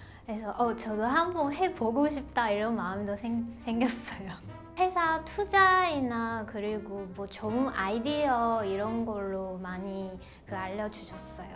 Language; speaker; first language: Korean; non-native, fluent; Chinese